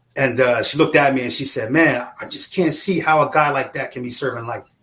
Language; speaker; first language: English; native; English